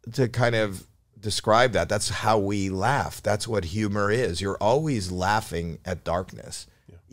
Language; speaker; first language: English; native; English